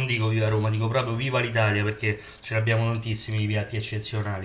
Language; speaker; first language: Italian; native; Italian